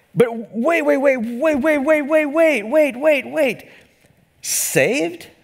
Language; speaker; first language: English; native; English